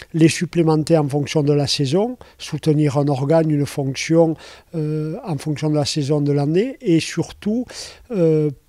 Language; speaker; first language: French; native; French